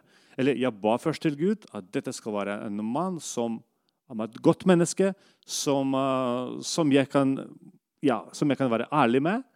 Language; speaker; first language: Norwegian; non-native, fluent; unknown